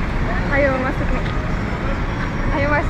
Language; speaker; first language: Indonesian; non-native, fluent; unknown